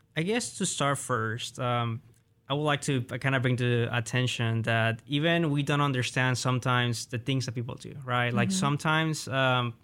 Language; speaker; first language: English; early bilingual, other home language; Spanish